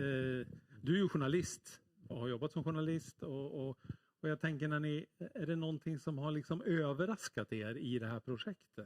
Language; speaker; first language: Swedish; native; Swedish